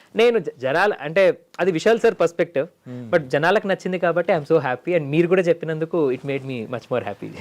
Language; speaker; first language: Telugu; native; Telugu